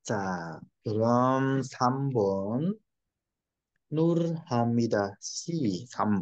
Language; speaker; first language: Korean; non-native, fluent; Indonesian